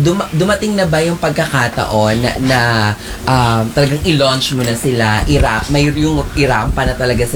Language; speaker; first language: Filipino; native; Filipino